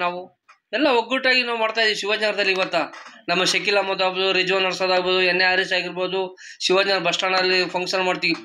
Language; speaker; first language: Kannada; non-native, local second language; Marathi